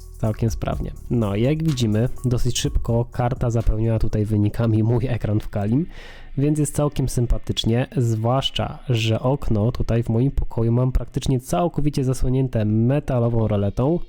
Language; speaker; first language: Polish; native; Polish